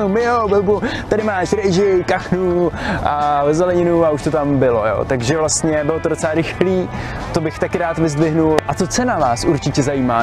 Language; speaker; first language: Czech; native; Czech